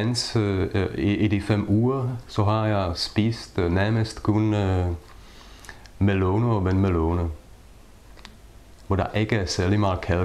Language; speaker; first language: Danish; non-native, fluent; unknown